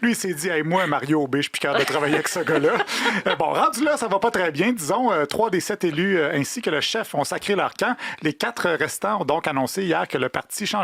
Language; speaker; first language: French; native; French